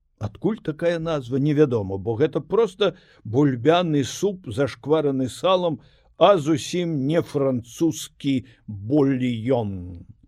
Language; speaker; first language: Belarusian; non-native, local second language; Russian